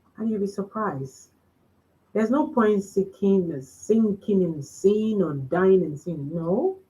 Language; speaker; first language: English; non-native, local second language; Yoruba